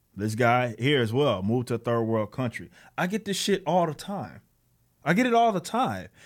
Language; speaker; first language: English; native; English